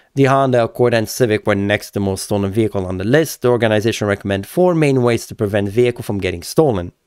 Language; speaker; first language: English; native; English